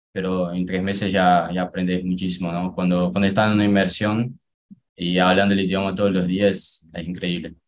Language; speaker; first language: Spanish; non-native, fluent; Portuguese